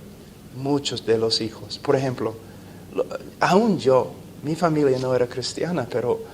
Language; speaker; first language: Spanish; non-native, fluent; English